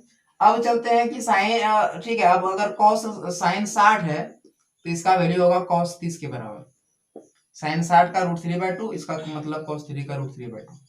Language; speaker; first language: Hindi; native; Hindi